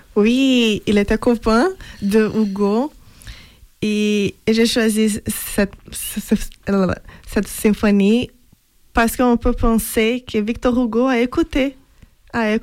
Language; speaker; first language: French; non-native, fluent; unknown